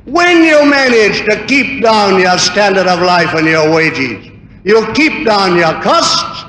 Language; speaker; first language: English; native; English